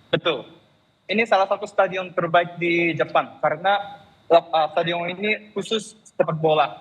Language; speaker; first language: Indonesian; non-native, fluent; Japanese